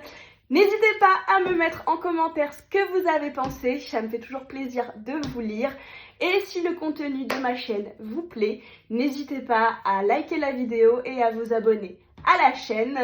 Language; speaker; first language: French; native; French